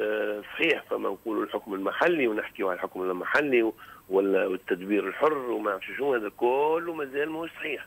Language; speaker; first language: Arabic; native; Arabic